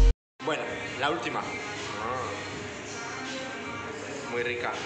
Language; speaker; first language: Spanish; non-native, fluent; French